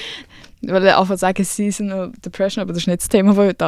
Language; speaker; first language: German; native; German